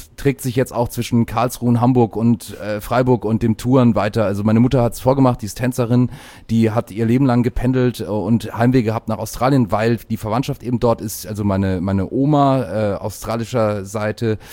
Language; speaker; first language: German; early bilingual, other home language; English